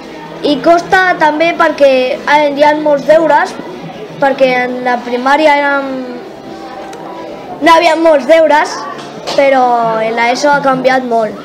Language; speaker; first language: Catalan; non-native, local second language; Spanish